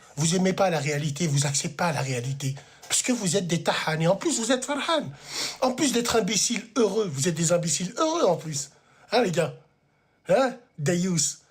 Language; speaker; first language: French; early bilingual, other home language; Arabic